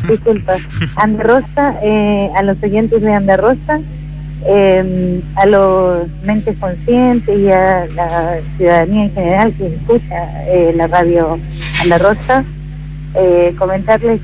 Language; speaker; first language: Spanish; native; Spanish